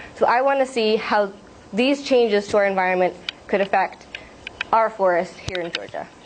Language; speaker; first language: English; native; English